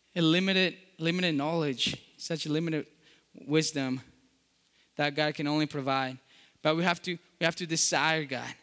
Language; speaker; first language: English; non-native, fluent; Spanish